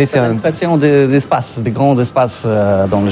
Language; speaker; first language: French; non-native, learner; Polish